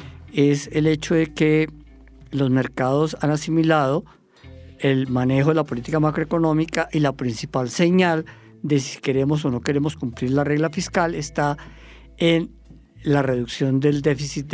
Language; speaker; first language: Spanish; native; Spanish